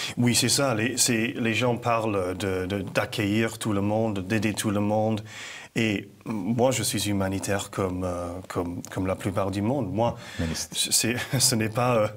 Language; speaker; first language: French; non-native, fluent; English